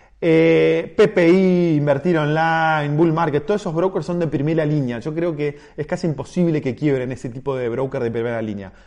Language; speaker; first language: Spanish; native; Spanish